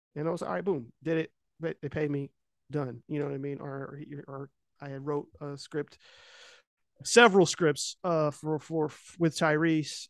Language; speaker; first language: English; native; English